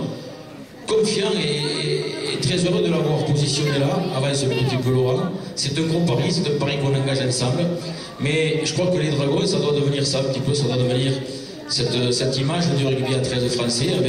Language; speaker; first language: French; native; French